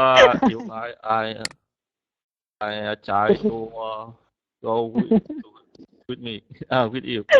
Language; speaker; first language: English; non-native, learner; Vietnamese